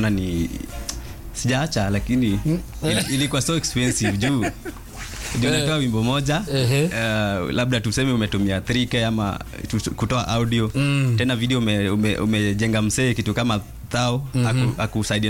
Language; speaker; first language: Swahili; non-native, local second language; Luo (Kenya and Tanzania)